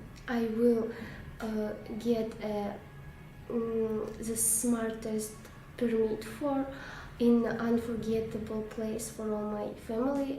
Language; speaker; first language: English; non-native, learner; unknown